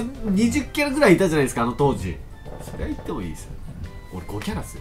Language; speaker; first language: Japanese; native; Japanese